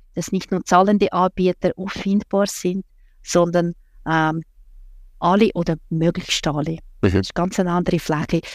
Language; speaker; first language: German; non-native, fluent; Russian